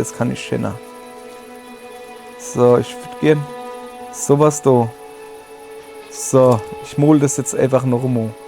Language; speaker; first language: German; native; German